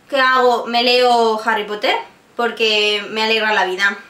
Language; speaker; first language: Spanish; native; Spanish